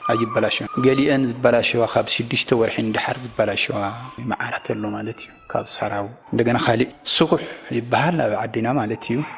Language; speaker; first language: Tigrinya; non-native, local second language; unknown